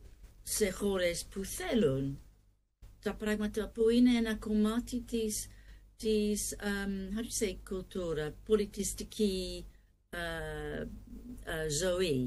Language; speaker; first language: Greek; non-native, learner; English